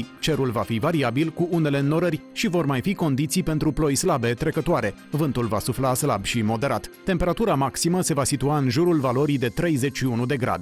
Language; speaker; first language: Romanian; native; Romanian